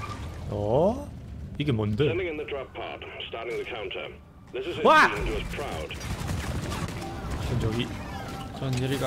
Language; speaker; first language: Korean; non-native, learner; German